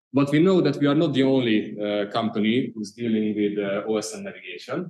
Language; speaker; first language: English; non-native, fluent; Hungarian